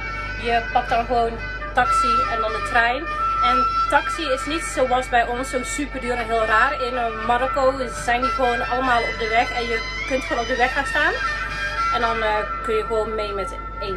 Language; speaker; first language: Dutch; early bilingual, other home language; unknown